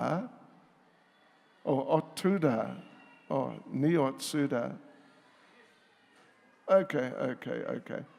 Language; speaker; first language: Russian; non-native, learner; English